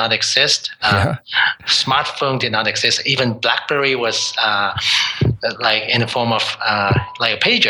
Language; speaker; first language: English; non-native, local second language; Cantonese